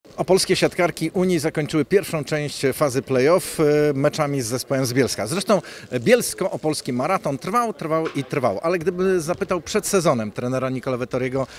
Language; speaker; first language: Polish; native; Polish